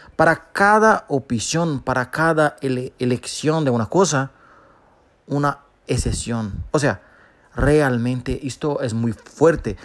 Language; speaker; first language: Spanish; non-native, fluent; Portuguese